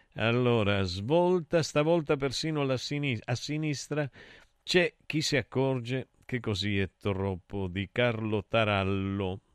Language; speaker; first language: Italian; native; Italian